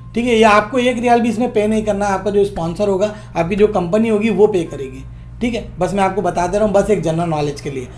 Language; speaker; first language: Hindi; non-native, local second language; Urdu